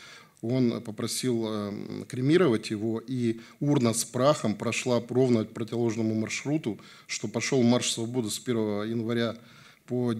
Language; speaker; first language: Russian; native; Russian